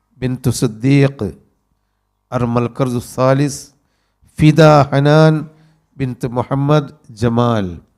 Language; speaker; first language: Arabic; non-native, fluent; Malayalam